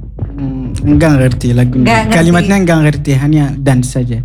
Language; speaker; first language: Indonesian; non-native, learner; Arabic